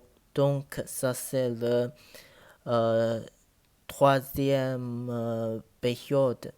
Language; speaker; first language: French; non-native, learner; Chinese